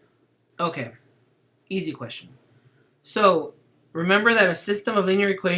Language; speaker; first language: English; native; English